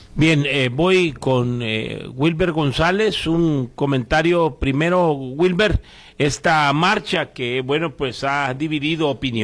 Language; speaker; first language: Spanish; native; Spanish